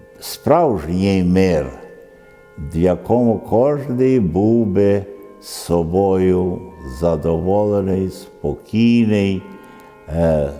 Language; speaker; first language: Ukrainian; early bilingual, other home language; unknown